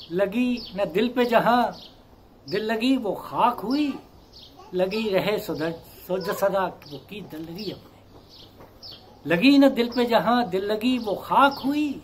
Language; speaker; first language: Urdu; non-native, local second language; Punjabi